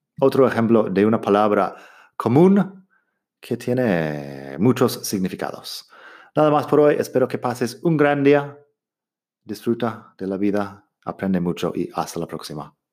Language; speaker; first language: Spanish; non-native, fluent; English